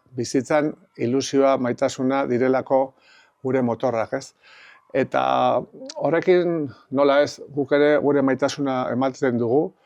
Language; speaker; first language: Basque; native; Basque